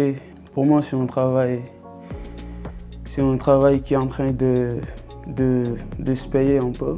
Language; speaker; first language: French; non-native, local second language; Wolof